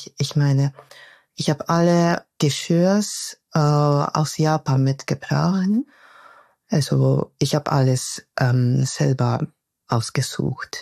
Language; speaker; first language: German; non-native, fluent; Japanese